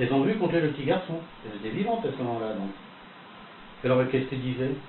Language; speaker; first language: French; native; French